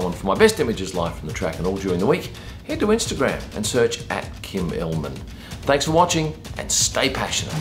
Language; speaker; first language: English; native; English